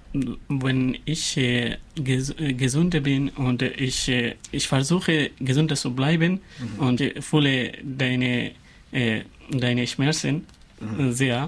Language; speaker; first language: German; non-native, learner; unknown